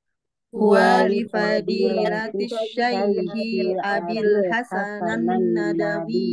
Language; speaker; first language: Arabic; non-native, learner; Indonesian